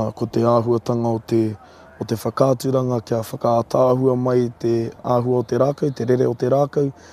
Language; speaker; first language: Māori; native; Māori